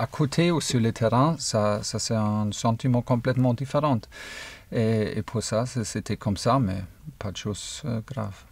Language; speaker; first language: French; non-native, fluent; German